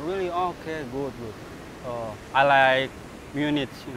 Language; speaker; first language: English; non-native, learner; Indonesian